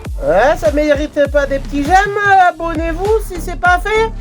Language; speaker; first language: French; native; French